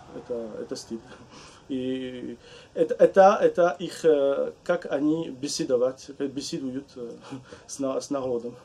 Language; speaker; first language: Russian; non-native, learner; French